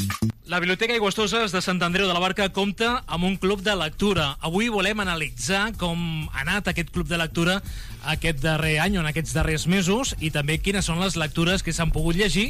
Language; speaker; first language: Catalan; native; Catalan